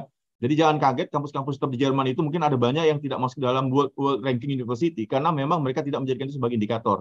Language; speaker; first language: Indonesian; native; Indonesian